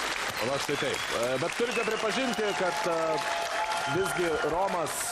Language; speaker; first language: Lithuanian; native; Lithuanian